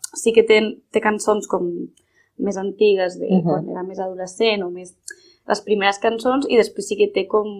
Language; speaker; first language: Catalan; non-native, local second language; Spanish